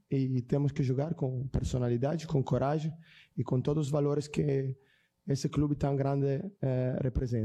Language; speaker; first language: Portuguese; non-native, fluent; Italian